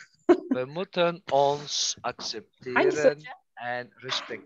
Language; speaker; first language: Dutch; non-native, fluent; Turkish